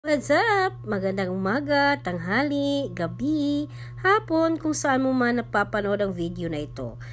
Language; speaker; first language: Filipino; non-native, local second language; Cebuano